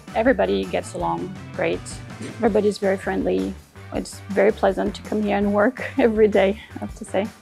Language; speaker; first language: English; non-native, fluent; French